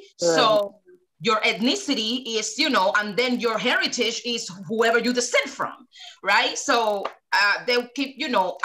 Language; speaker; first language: English; early bilingual, other home language; Spanish